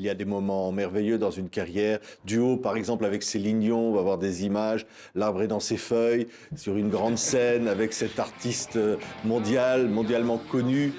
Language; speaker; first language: French; native; French